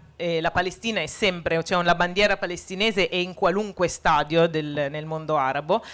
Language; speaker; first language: Italian; non-native, fluent; Arabic